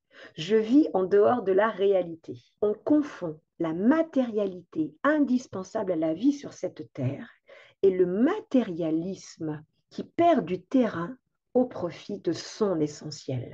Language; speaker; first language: French; native; French